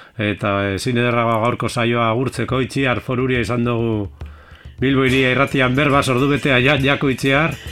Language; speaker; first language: Basque; native; Basque